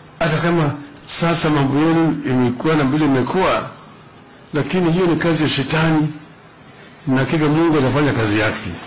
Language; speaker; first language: Swahili; non-native, local second language; Luo (Kenya and Tanzania)